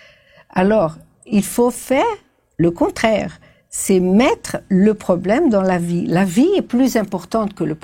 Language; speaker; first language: French; non-native, fluent; Portuguese